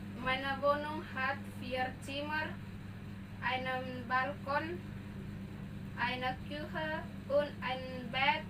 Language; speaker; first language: German; non-native, learner; Indonesian